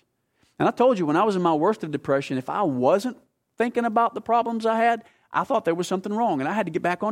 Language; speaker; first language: English; native; English